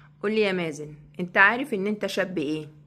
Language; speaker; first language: Arabic; native; Arabic